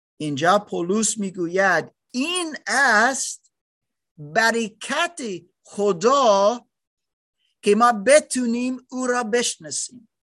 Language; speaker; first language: Persian; non-native, learner; German